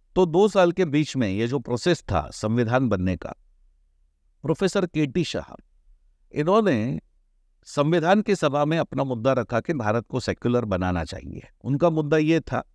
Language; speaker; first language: Hindi; non-native, local second language; Marathi